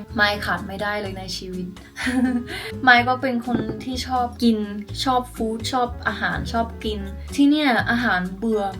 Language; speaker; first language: Thai; early bilingual, heritage; Thai